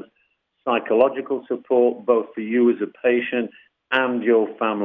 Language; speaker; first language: English; native; English